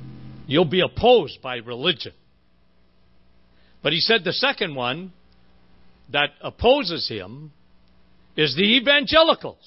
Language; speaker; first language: English; native; English